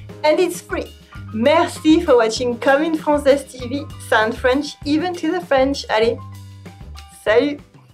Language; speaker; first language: English; non-native, fluent; French